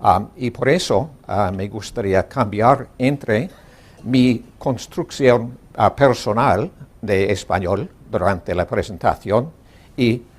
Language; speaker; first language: Spanish; non-native, learner; English